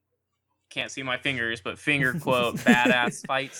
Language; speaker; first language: English; native; English